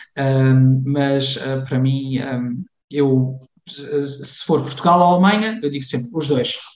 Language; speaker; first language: Portuguese; early bilingual, heritage; Portuguese